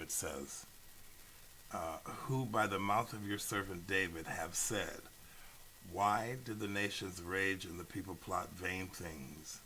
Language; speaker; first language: English; native; English